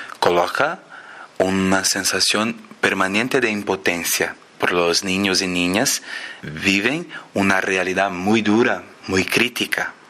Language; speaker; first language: Spanish; non-native, learner; Portuguese